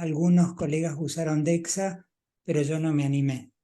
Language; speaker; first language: Spanish; native; Spanish